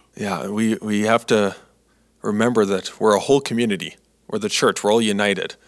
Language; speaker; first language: English; native; English